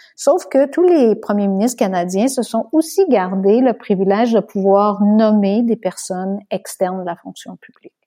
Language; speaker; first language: French; native; French